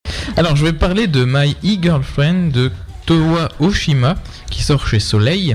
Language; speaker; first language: French; native; French